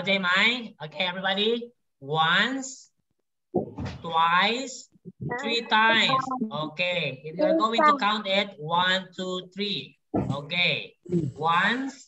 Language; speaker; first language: English; non-native, fluent; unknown